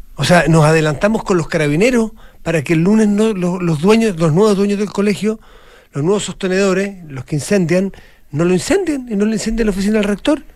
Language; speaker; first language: Spanish; native; Spanish